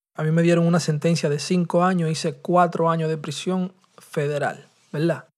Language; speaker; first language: Spanish; early bilingual, heritage; Spanish